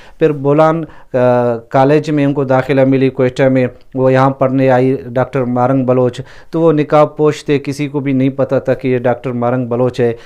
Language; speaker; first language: Urdu; non-native, local second language; Baluchi